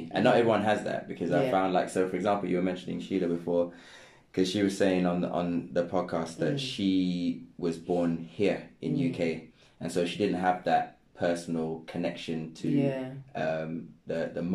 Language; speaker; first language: English; non-native, local second language; Krio